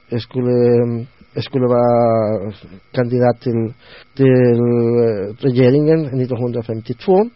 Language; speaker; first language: Swedish; non-native, learner; Spanish